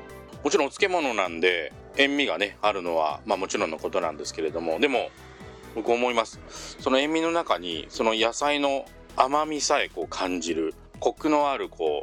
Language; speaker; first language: Japanese; native; Japanese